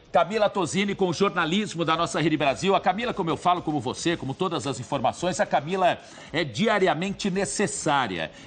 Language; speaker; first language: Portuguese; native; Portuguese